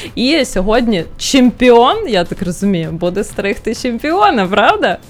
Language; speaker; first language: Ukrainian; native; Ukrainian